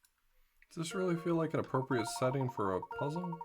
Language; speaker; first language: English; native; English